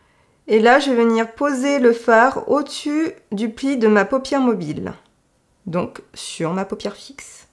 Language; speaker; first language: French; native; French